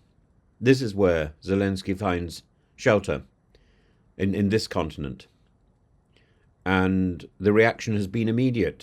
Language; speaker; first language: English; native; English